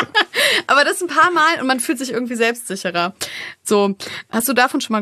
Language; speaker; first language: German; native; German